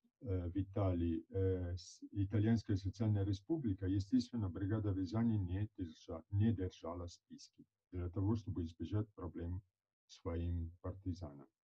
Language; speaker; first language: Russian; non-native, fluent; Italian